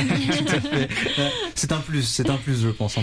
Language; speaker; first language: French; native; French